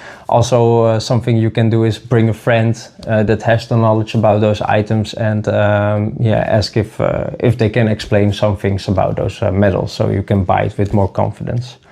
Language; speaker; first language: English; non-native, fluent; Dutch